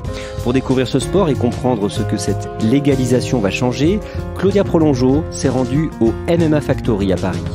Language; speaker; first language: French; native; French